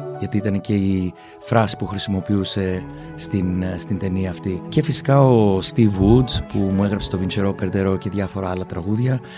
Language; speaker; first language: Greek; early bilingual, other home language; English